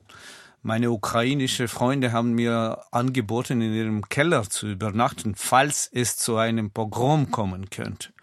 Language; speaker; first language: German; non-native, fluent; Russian